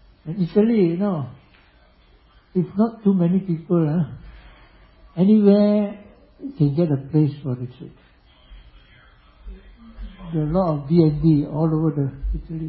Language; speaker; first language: English; non-native, local second language; Chinese